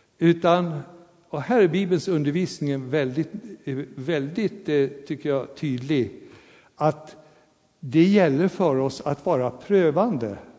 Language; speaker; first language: Swedish; native; Swedish